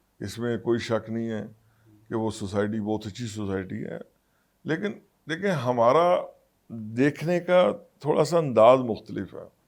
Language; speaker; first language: Urdu; non-native, local second language; Punjabi